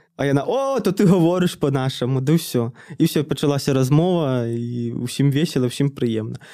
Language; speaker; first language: Belarusian; native; Belarusian